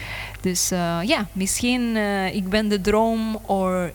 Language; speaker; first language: Dutch; non-native, learner; English